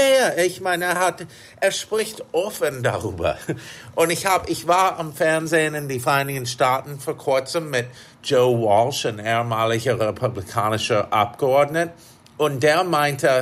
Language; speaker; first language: German; non-native, fluent; English